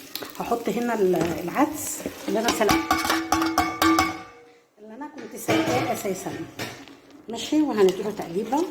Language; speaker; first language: Arabic; native; Arabic